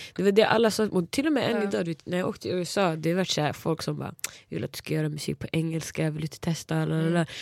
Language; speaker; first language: Swedish; early bilingual, other home language; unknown